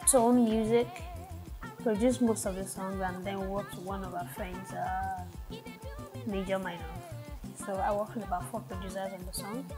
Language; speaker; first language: English; non-native, local second language; Yoruba